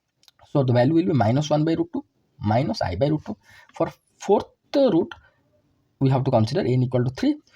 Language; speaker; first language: English; non-native, local second language; Odia